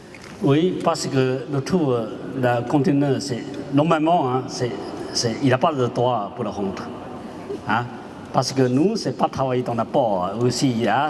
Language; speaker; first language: French; non-native, learner; Chinese